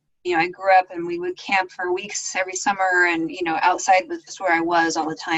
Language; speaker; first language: English; native; English